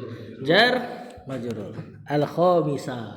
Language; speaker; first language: Arabic; non-native, fluent; Indonesian